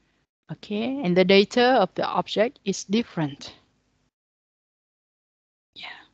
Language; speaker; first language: English; non-native, learner; Vietnamese